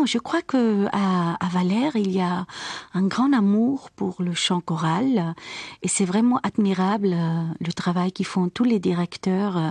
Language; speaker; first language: French; non-native, fluent; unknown